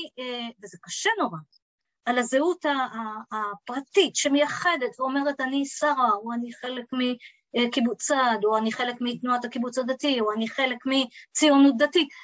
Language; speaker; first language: Hebrew; early bilingual, other home language; English